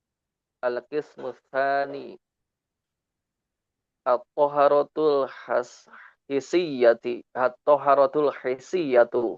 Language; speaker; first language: Arabic; non-native, learner; Indonesian